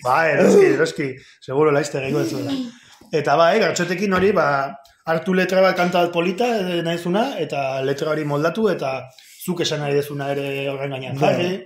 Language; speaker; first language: Basque; non-native, local second language; Spanish